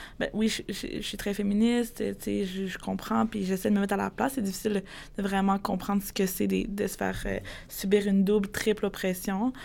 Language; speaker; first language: French; early bilingual, other home language; Spanish